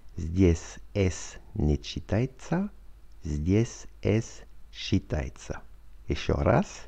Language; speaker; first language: Russian; non-native, learner; French